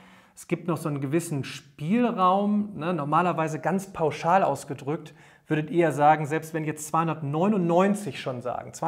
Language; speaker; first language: German; native; German